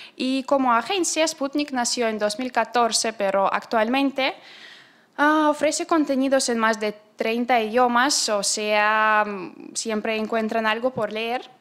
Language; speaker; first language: Spanish; non-native, fluent; Russian